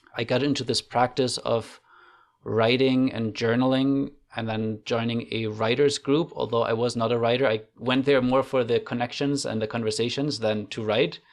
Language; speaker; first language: English; non-native, fluent; German